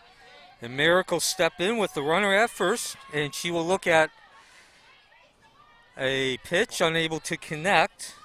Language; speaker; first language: English; native; English